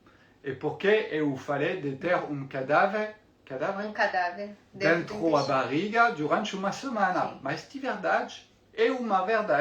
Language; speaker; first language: Portuguese; non-native, fluent; French